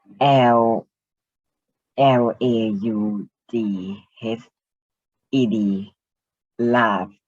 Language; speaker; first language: English; non-native, learner; Thai